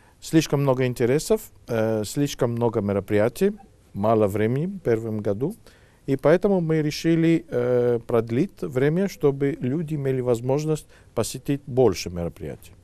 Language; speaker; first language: Russian; non-native, fluent; Greek